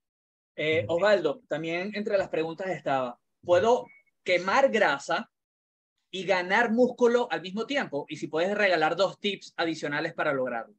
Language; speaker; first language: Spanish; native; Spanish